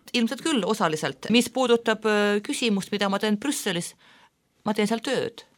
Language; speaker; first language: Estonian; non-native, local second language; Russian